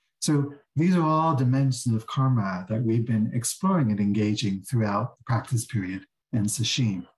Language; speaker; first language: English; native; English